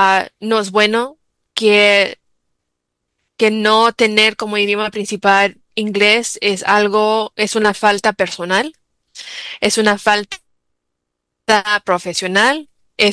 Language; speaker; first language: Spanish; early bilingual, heritage; English